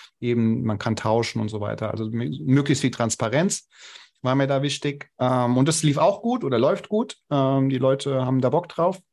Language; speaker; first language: German; non-native, local second language; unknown